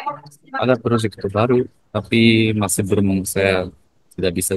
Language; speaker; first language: Indonesian; non-native, learner; Japanese